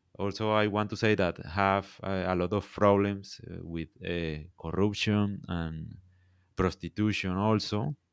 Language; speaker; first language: English; non-native, learner; Spanish